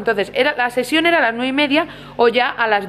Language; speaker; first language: Spanish; native; Spanish